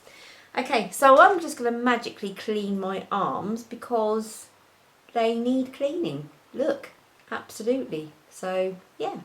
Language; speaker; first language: English; native; English